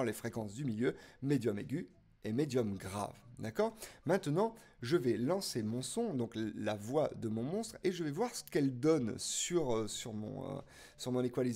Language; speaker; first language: French; native; French